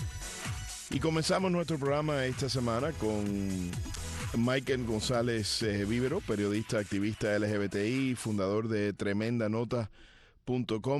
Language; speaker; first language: Spanish; early bilingual, heritage; Spanish